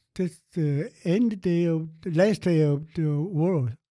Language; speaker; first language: English; non-native, fluent; Korean